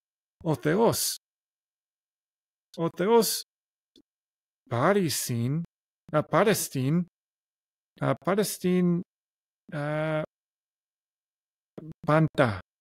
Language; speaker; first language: Greek; non-native, learner; English